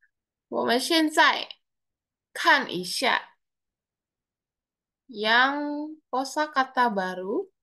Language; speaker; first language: Chinese; non-native, fluent; Indonesian